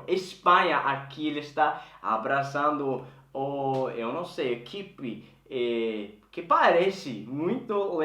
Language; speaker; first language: Portuguese; non-native, fluent; Swedish